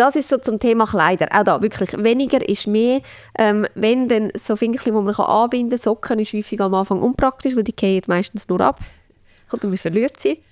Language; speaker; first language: German; native; German